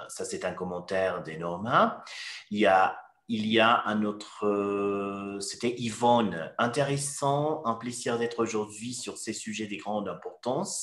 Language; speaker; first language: French; non-native, fluent; Spanish